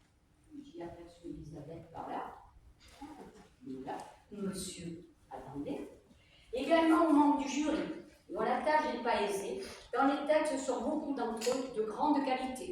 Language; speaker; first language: French; native; French